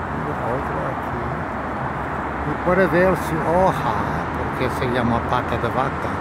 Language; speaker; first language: Spanish; non-native, learner; English